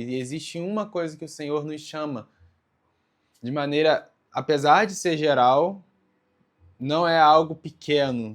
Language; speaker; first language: Portuguese; native; Portuguese